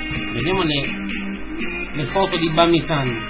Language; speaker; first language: Italian; native; Italian